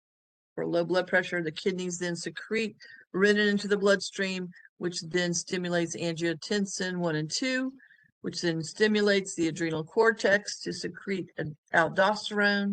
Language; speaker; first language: English; native; English